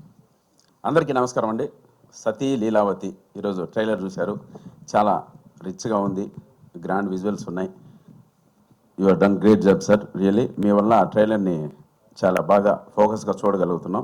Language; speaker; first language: Telugu; native; Telugu